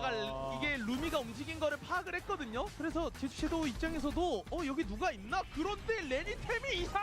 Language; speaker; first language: Korean; native; Korean